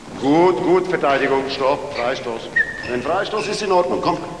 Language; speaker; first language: German; non-native, fluent; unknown